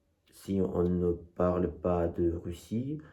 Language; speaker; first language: French; non-native, fluent; Russian